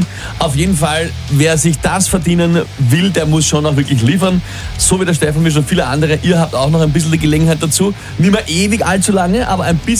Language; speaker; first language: German; native; German